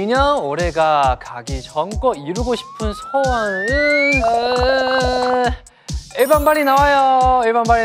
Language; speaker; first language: Korean; non-native, learner; Chinese